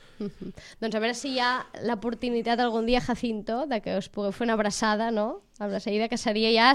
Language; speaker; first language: Catalan; native; Catalan